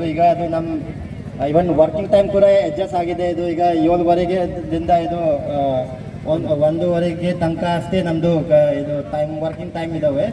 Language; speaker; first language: Kannada; non-native, fluent; Manipuri